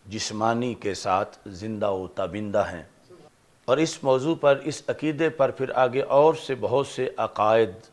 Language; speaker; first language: Urdu; non-native, local second language; Punjabi